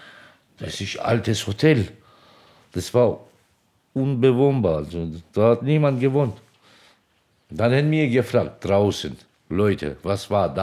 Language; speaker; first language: German; non-native, local second language; Turkish